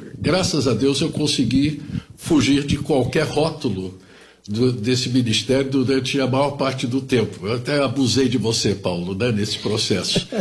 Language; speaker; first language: Portuguese; early bilingual, other home language; German